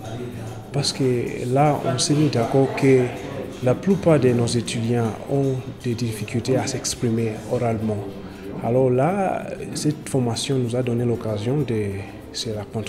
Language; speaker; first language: French; non-native, fluent; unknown